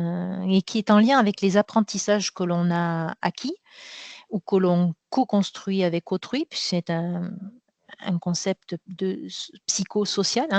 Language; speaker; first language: French; native; French